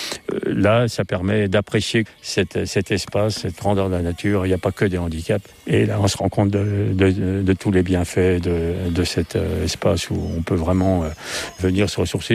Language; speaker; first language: French; native; French